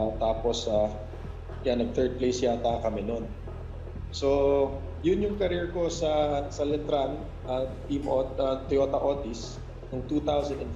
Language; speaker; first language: Filipino; early bilingual, heritage; English